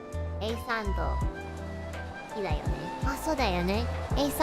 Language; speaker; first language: Japanese; non-native, learner; Chinese